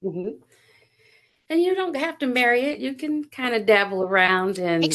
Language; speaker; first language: English; native; English